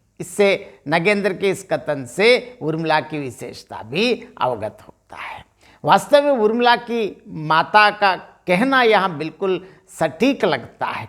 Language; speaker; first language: Hindi; non-native, local second language; Telugu